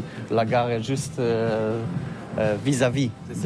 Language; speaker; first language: French; non-native, learner; Polish